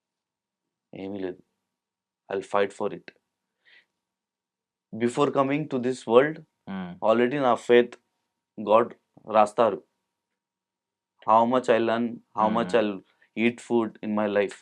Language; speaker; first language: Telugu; non-native, local second language; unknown